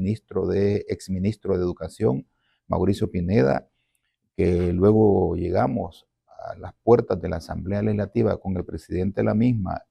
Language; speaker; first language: Spanish; native; Spanish